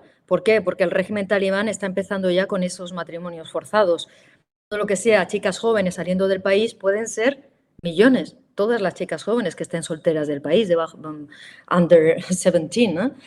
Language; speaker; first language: Spanish; native; Spanish